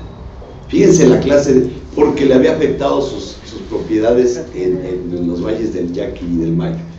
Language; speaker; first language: Spanish; native; Spanish